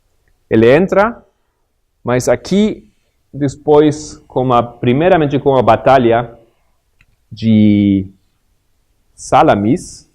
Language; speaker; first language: Portuguese; non-native, fluent; Spanish